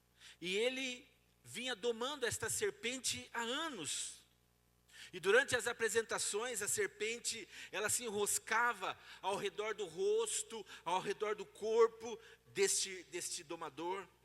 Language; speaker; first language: Portuguese; native; Portuguese